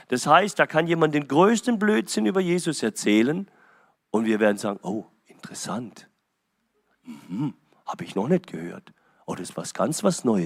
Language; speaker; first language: German; native; German